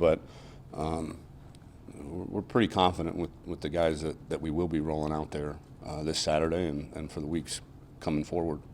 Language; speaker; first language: English; native; English